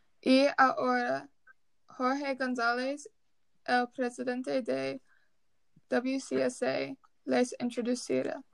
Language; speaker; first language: Spanish; non-native, learner; English